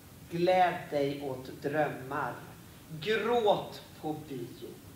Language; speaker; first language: Swedish; native; Swedish